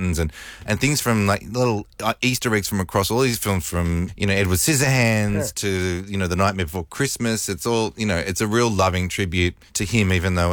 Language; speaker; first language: English; native; English